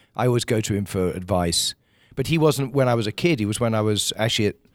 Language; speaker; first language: English; native; English